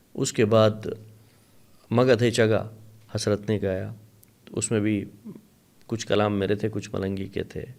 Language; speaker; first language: Urdu; non-native, local second language; Sicilian